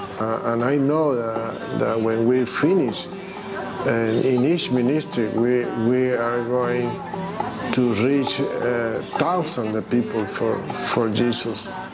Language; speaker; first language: English; non-native, learner; Spanish